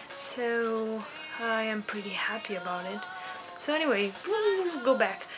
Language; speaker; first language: English; non-native, fluent; Italian